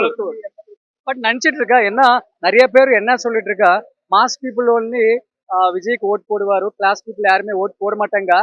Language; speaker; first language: Tamil; non-native, fluent; Telugu